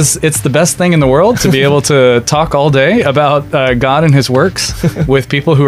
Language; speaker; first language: English; native; English